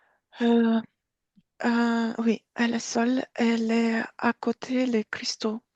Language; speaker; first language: French; non-native, fluent; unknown